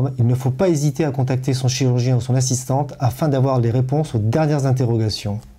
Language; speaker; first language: French; native; French